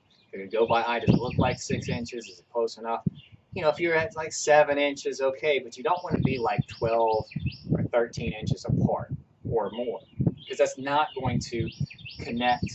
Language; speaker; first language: English; native; English